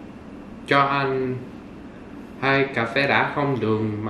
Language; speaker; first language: Vietnamese; non-native, learner; English